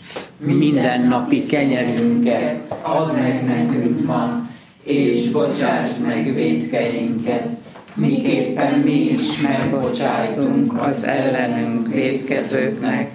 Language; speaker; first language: Hungarian; native; Hungarian